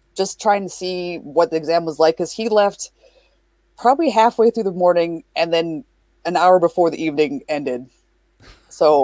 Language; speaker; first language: English; native; English